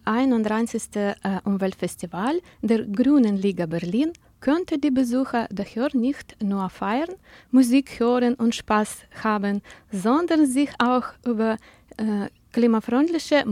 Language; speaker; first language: German; non-native, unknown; Ukrainian